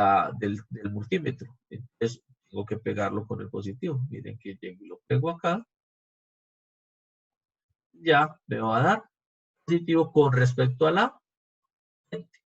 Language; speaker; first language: Spanish; native; Spanish